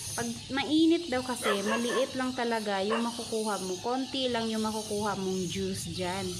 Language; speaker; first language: Filipino; non-native, local second language; Cebuano